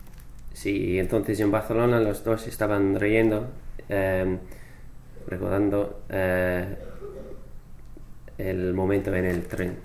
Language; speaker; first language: Spanish; non-native, fluent; English